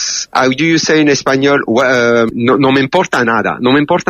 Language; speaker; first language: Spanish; non-native, learner; French